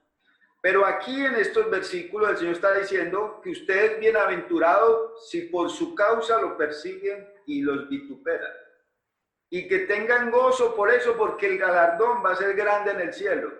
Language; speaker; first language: Spanish; native; Spanish